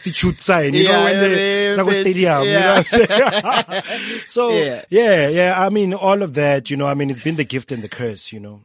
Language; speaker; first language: English; non-native, local second language; Tswana